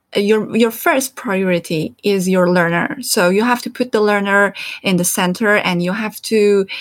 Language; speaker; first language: English; non-native, fluent; Persian